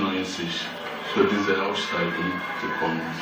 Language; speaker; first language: German; non-native, learner; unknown